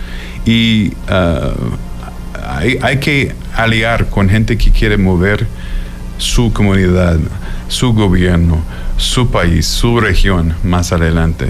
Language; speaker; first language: Spanish; non-native, fluent; English